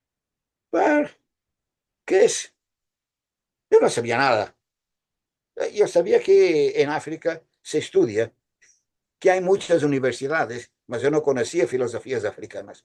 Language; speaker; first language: Spanish; non-native, fluent; Portuguese